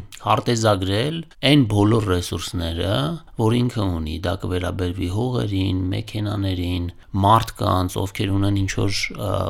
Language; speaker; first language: Armenian; native; Armenian